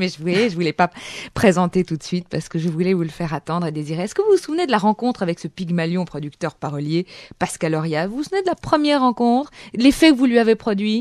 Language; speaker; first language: French; native; French